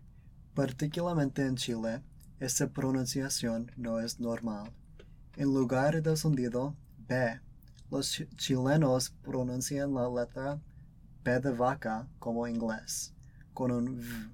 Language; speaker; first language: Spanish; early bilingual, other home language; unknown